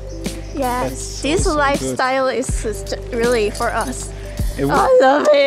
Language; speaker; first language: English; non-native, learner; Korean